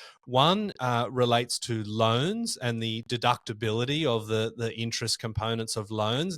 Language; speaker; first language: English; native; English